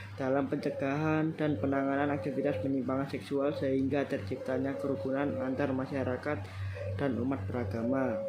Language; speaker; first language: Indonesian; native; Indonesian